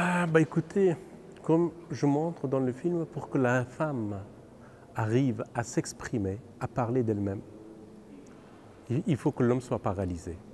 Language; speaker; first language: French; non-native, fluent; Persian